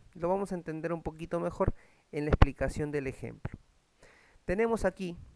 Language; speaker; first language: Spanish; native; Spanish